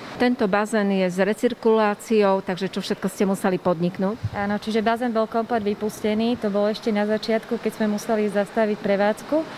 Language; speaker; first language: Slovak; native; Slovak